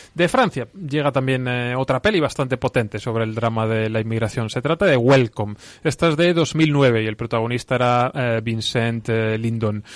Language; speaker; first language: Spanish; native; Spanish